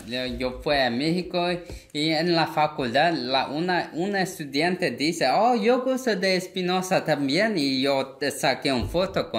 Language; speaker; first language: Spanish; non-native, fluent; Korean